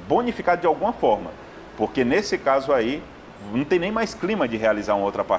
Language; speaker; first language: Portuguese; native; Portuguese